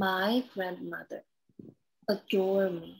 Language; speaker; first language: English; non-native, learner; Korean